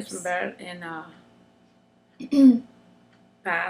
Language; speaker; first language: English; non-native, learner; Spanish